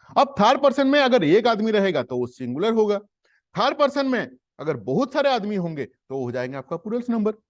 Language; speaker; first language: Hindi; native; Hindi